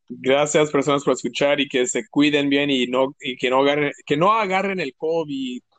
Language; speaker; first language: Spanish; early bilingual, heritage; Spanish